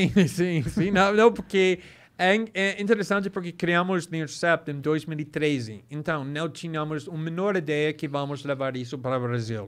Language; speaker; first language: Portuguese; non-native, fluent; English